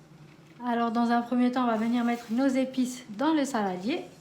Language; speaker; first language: French; native; French